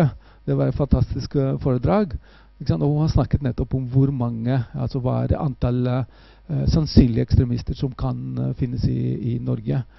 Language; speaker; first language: Norwegian; non-native, fluent; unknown